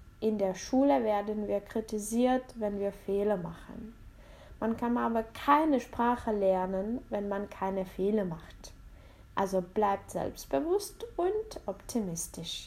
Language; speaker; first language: German; non-native, fluent; Czech